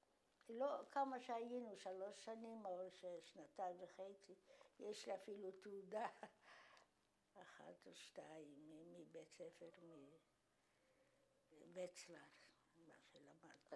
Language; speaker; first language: Hebrew; non-native, fluent; Polish